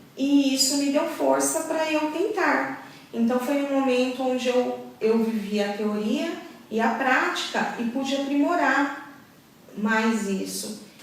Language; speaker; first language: Portuguese; native; Portuguese